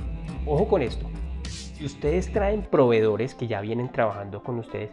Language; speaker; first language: Spanish; native; Spanish